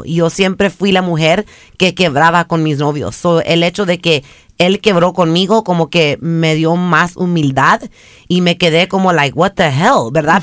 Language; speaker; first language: Spanish; early bilingual, other home language; English